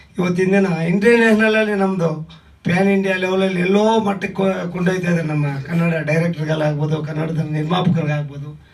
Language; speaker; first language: Kannada; native; Kannada